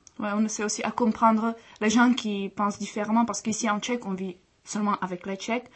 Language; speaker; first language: French; non-native, fluent; Czech